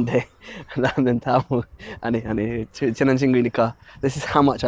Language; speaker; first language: Korean; non-native, fluent; English